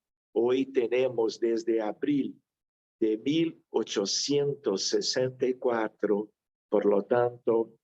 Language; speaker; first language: Spanish; non-native, fluent; Portuguese